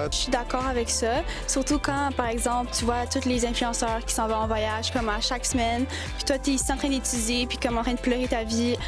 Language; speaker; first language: French; native; French